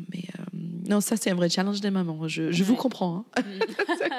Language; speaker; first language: French; non-native, fluent; English